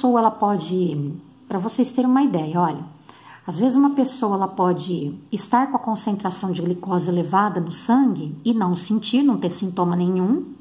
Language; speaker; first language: Portuguese; native; Portuguese